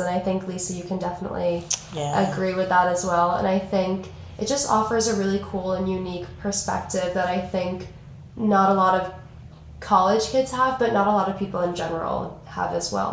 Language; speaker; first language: English; native; English